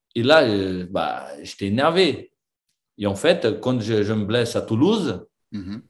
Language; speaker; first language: French; non-native, fluent; Portuguese